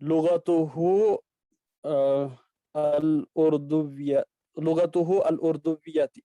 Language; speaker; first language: Arabic; non-native, learner; Urdu